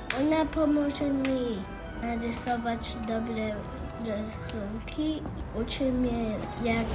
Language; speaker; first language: Polish; early bilingual, heritage; Polish